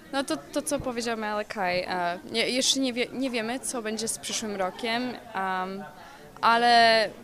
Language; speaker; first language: Polish; early bilingual, other home language; English